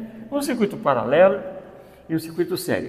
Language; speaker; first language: Portuguese; native; Portuguese